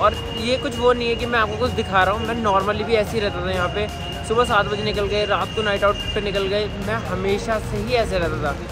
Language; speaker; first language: Hindi; native; Hindi